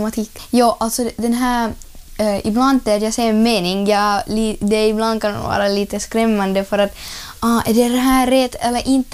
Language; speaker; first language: Swedish; non-native, learner; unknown